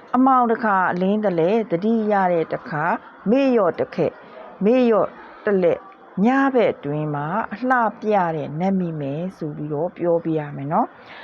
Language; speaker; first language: Burmese; native; Burmese